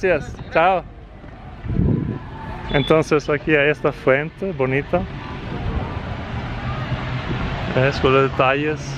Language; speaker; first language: Spanish; non-native, fluent; Italian